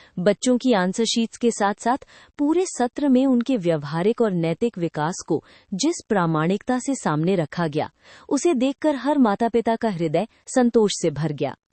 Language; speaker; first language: Hindi; native; Hindi